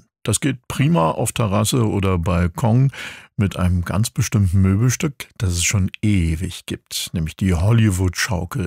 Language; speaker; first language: German; native; German